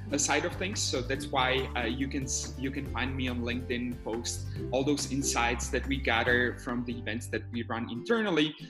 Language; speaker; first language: English; non-native, fluent; Slovak